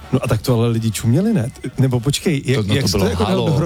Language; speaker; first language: Czech; native; Czech